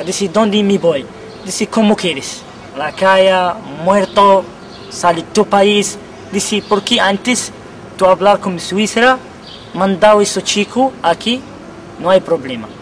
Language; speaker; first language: Spanish; non-native, learner; Kabyle